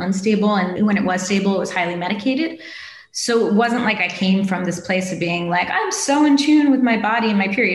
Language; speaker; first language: English; native; English